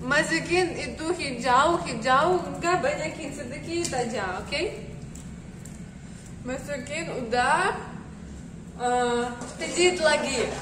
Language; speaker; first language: Indonesian; non-native, learner; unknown